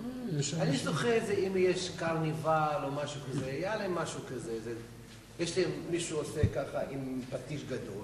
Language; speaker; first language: Hebrew; non-native, fluent; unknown